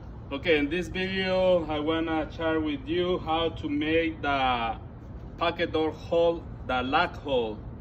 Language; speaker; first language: English; non-native, learner; Spanish